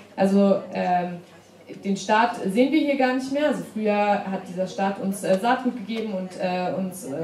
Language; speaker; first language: German; native; German